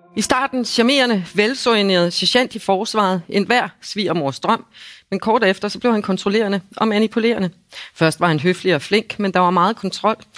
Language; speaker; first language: Danish; native; Danish